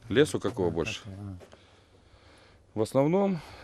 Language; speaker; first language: Russian; native; Russian